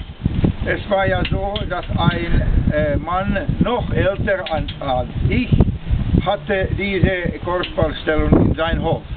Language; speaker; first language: German; non-native, learner; Finnish